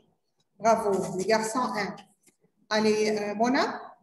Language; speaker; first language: French; non-native, learner; Arabic